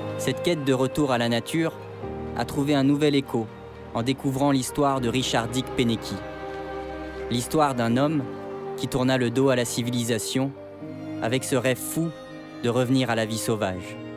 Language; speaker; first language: French; native; French